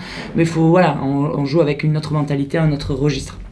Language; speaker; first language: French; native; French